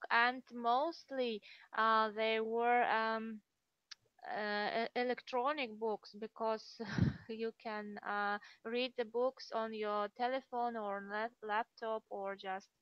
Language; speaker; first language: English; non-native, fluent; Russian